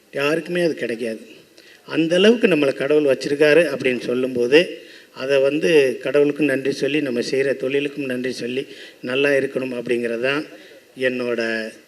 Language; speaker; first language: Tamil; native; Tamil